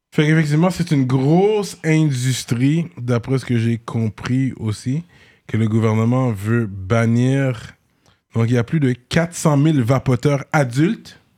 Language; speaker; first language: French; native; French